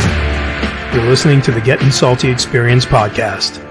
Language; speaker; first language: English; native; English